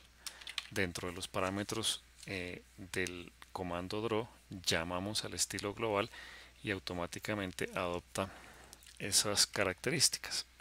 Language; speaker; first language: Spanish; native; Spanish